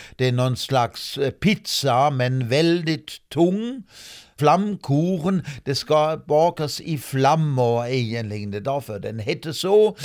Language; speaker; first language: Swedish; non-native, fluent; German